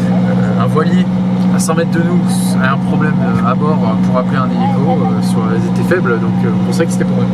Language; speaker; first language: French; native; French